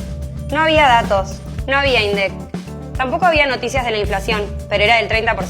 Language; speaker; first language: Spanish; native; Spanish